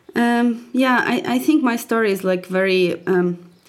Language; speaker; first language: English; non-native, fluent; Ukrainian